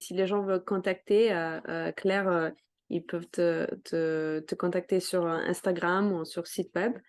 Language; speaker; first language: French; non-native, fluent; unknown